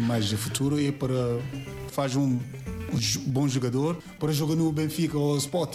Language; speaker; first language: Portuguese; non-native, learner; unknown